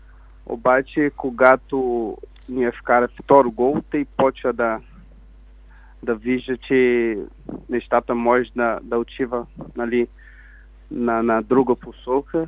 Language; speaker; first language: Bulgarian; non-native, learner; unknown